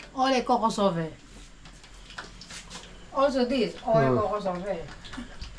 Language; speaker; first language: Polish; non-native, learner; Cebuano